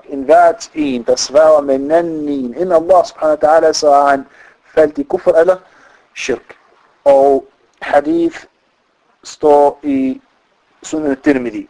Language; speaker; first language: Danish; non-native, fluent; Arabic